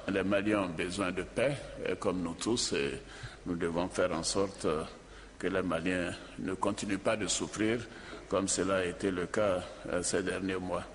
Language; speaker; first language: French; non-native, local second language; Dyula